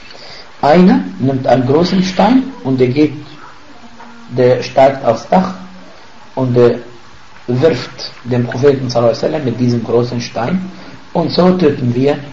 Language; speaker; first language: German; non-native, fluent; Arabic